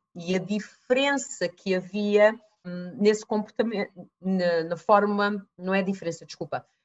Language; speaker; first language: Portuguese; early bilingual, other home language; English